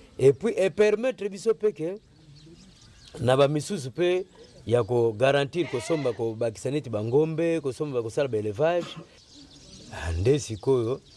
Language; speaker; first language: Lingala; non-native, local second language; Kongo